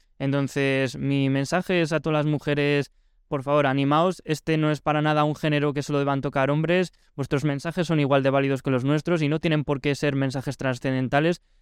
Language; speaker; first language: Spanish; native; Spanish